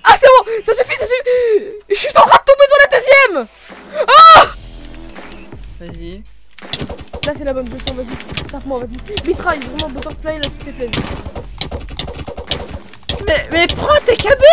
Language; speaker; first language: French; native; French